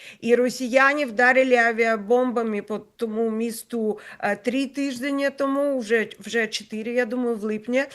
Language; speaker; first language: Ukrainian; non-native, local second language; Russian